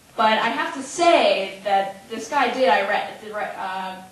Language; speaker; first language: English; native; English